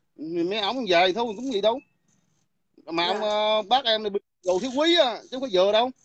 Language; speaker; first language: Vietnamese; native; Vietnamese